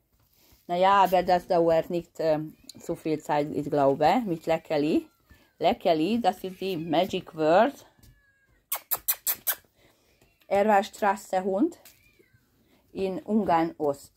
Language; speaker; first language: German; non-native, learner; Hungarian